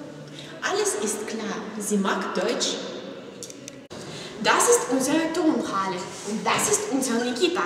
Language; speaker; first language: German; non-native, learner; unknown